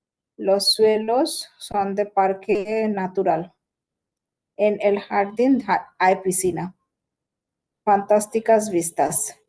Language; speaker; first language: Spanish; non-native, learner; Bangla